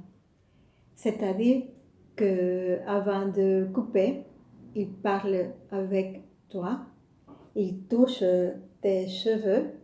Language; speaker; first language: French; non-native, fluent; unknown